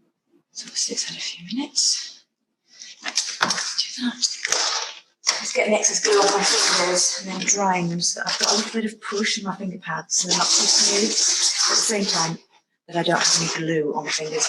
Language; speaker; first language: English; native; English